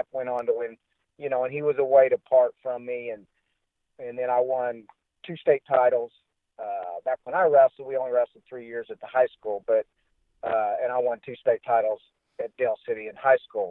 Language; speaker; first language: English; native; English